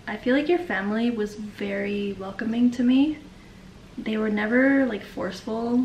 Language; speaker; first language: English; native; English